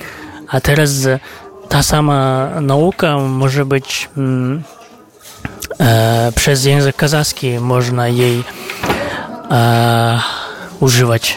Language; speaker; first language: Polish; non-native, fluent; Kazakh